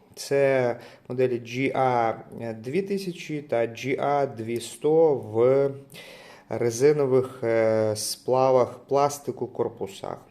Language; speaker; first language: Ukrainian; non-native, local second language; Russian